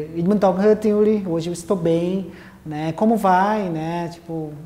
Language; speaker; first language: Portuguese; non-native, local second language; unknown